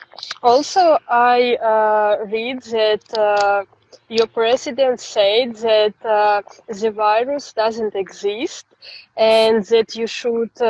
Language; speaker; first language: English; non-native, fluent; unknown